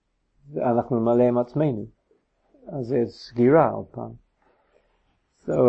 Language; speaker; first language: Hebrew; non-native, fluent; English